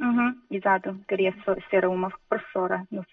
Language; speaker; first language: Portuguese; non-native, fluent; Chinese